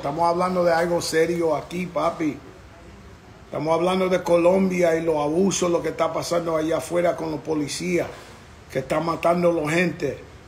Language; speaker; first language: Spanish; early bilingual, other home language; English